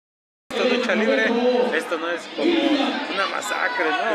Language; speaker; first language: Spanish; native; Spanish